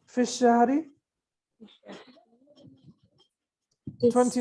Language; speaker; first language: Arabic; non-native, fluent; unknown